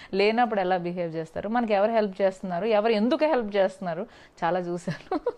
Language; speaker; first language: Telugu; native; Telugu